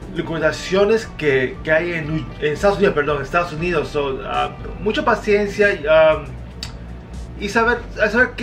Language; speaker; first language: Spanish; early bilingual, heritage; Spanish